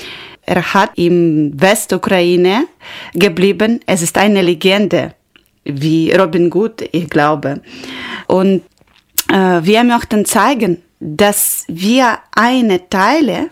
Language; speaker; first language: German; non-native, learner; Ukrainian